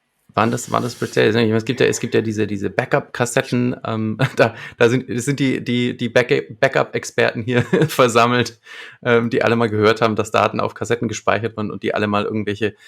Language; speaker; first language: German; native; German